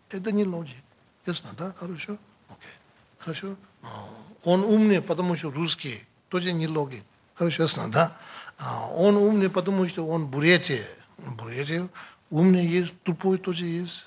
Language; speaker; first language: Russian; non-native, learner; Tibetan